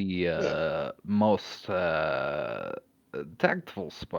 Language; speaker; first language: English; native; English